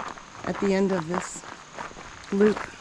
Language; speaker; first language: English; native; English